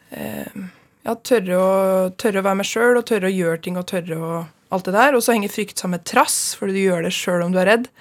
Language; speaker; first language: Norwegian; native; Norwegian